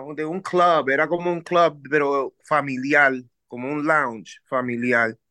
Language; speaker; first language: Spanish; early bilingual, heritage; Spanish